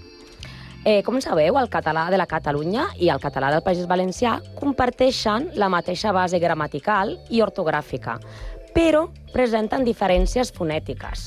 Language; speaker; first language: Catalan; non-native, learner; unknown